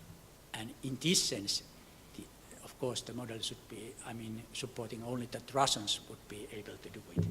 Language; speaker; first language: English; non-native, fluent; Finnish